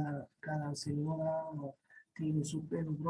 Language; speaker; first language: Spanish; non-native, fluent; Arabic